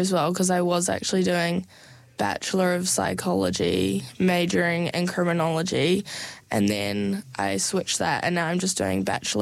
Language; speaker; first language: English; native; English